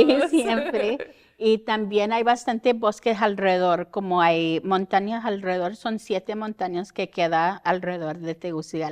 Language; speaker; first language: Spanish; early bilingual, heritage; Spanish